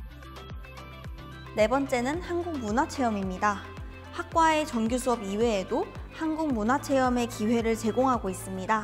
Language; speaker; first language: Korean; native; Korean